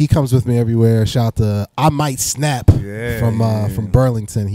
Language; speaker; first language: English; native; English